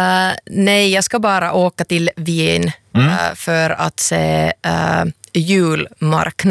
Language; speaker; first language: Swedish; non-native, local second language; Finnish